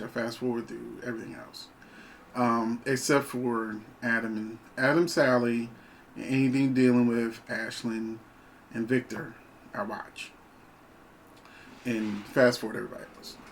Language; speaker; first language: English; native; English